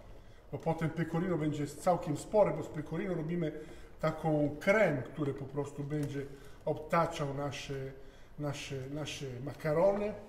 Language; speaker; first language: Polish; non-native, fluent; Italian